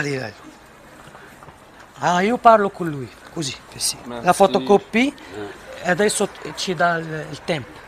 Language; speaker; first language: Italian; non-native, learner; Arabic